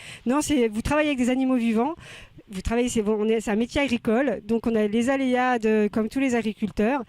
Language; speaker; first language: French; native; French